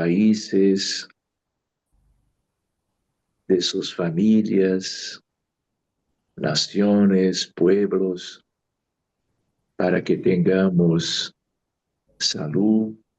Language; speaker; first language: Spanish; non-native, fluent; Portuguese